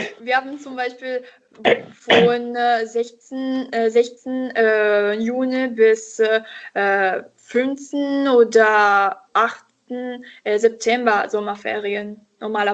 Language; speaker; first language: German; non-native, learner; Italian